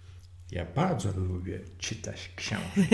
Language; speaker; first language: Polish; non-native, learner; English